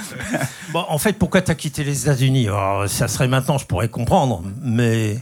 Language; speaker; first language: French; native; French